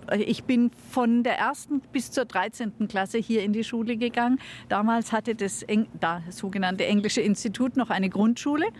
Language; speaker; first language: German; native; German